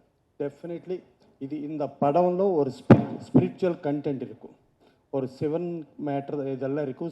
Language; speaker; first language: Tamil; non-native, learner; Telugu